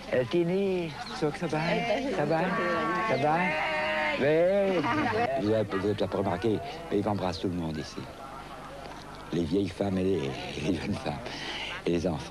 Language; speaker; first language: French; native; French